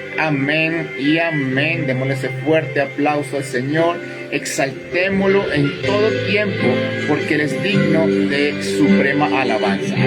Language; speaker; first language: Spanish; native; Spanish